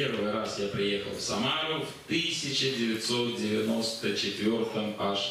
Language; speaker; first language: Russian; native; Russian